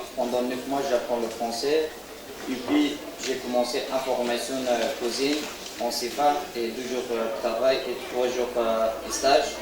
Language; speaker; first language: French; non-native, learner; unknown